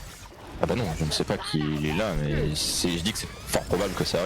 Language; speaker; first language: French; native; French